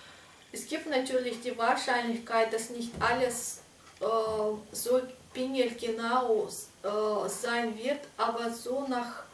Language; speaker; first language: German; non-native, fluent; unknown